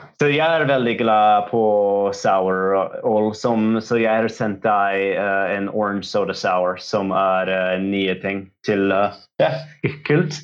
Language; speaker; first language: Norwegian; non-native, learner; English